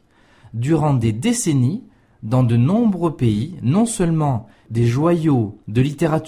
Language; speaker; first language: French; native; French